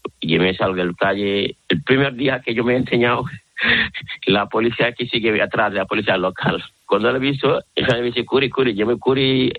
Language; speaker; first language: Spanish; non-native, learner; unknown